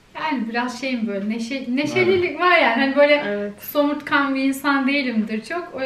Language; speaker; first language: Turkish; native; Turkish